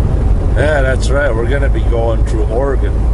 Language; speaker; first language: English; native; English